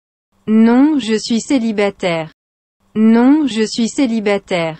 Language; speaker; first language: French; non-native, fluent; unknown